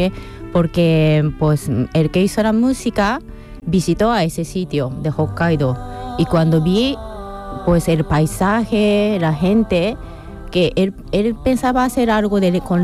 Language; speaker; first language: Spanish; non-native, fluent; Japanese